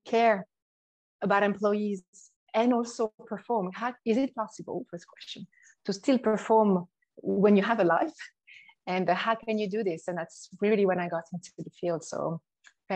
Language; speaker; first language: English; non-native, fluent; French